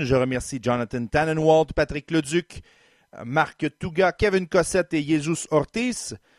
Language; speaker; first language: French; native; French